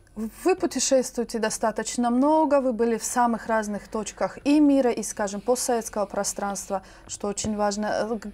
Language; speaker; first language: Russian; non-native, local second language; Tajik